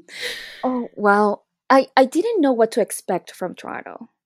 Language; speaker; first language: English; early bilingual, other home language; Spanish